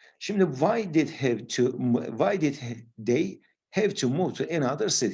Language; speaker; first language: English; non-native, fluent; Turkish